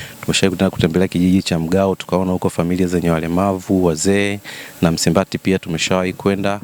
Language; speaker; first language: Swahili; native; Swahili